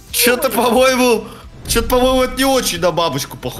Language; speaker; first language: Russian; native; Russian